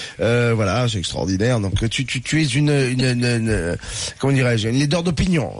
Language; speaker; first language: French; native; French